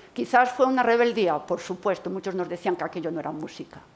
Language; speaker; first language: Spanish; native; Spanish